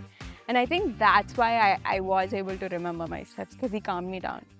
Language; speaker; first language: English; early bilingual, other home language; Telugu